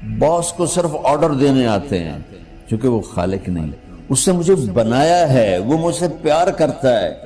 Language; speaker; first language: Urdu; non-native, local second language; Punjabi